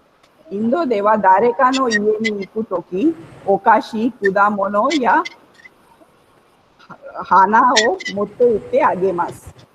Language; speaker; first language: Japanese; non-native, fluent; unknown